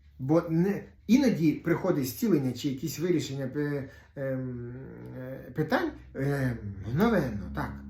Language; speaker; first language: Ukrainian; non-native, local second language; Russian